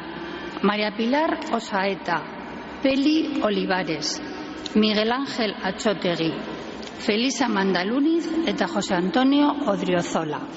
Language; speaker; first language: Basque; native; Basque